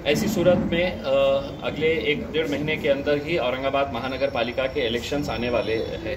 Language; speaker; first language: Hindi; non-native, local second language; Marathi